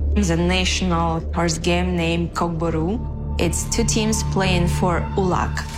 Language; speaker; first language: English; non-native, fluent; Russian